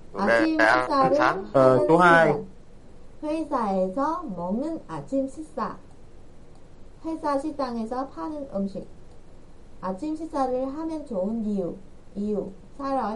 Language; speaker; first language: Korean; non-native, fluent; Vietnamese